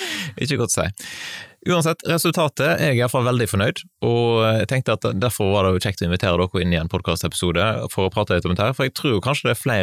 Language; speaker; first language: Norwegian; native; Norwegian